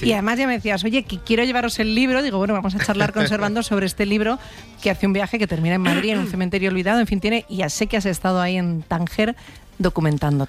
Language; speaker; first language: Spanish; native; Spanish